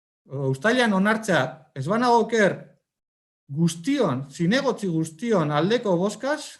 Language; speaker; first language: Basque; native; Basque